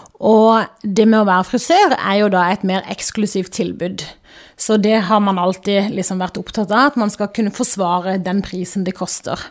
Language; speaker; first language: Norwegian; native; Norwegian